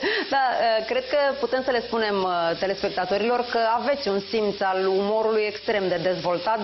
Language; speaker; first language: Romanian; native; Romanian